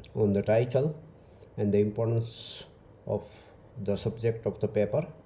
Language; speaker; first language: English; non-native, local second language; Hindi